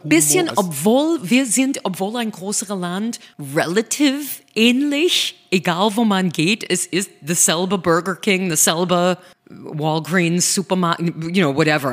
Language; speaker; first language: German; non-native, fluent; English